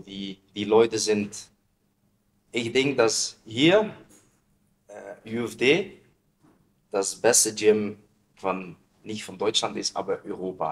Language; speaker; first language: German; non-native, learner; Dutch